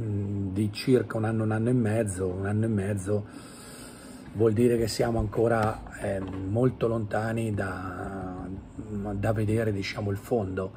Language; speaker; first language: Italian; native; Italian